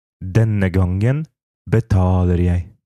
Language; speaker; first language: Norwegian; non-native, fluent; Polish